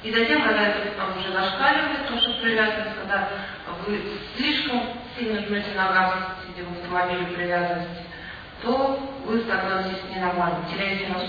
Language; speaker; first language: Russian; native; Russian